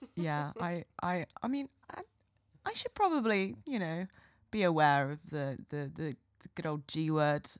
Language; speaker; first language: English; native; English